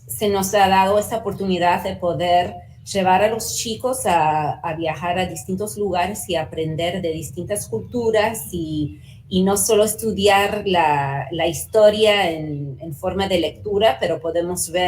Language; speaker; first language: Spanish; early bilingual, heritage; Spanish